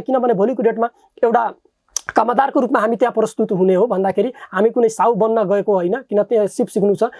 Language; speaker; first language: Nepali; non-native, local second language; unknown